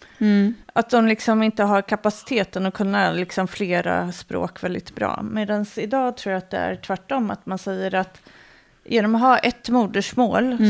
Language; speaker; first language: Swedish; native; Swedish